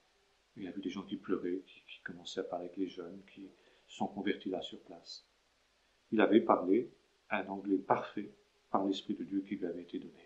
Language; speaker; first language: French; native; French